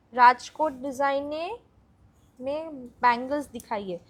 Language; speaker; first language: Hindi; non-native, local second language; Bangla